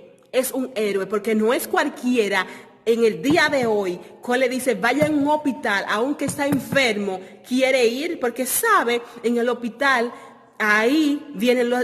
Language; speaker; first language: Spanish; non-native, fluent; Haitian Creole